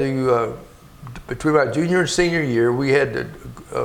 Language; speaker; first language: English; native; English